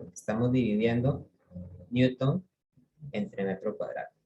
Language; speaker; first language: Spanish; native; Spanish